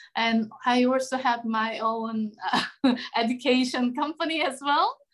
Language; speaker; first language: English; non-native, fluent; Korean